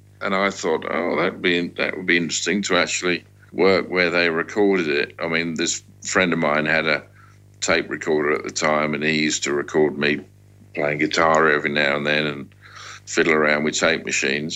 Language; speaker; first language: English; native; English